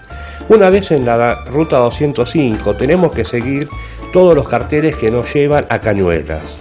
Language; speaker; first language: Spanish; native; Spanish